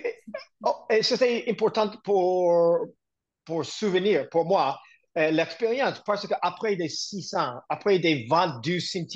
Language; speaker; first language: French; non-native, learner; English